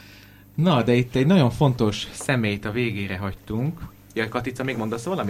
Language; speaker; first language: Hungarian; native; Hungarian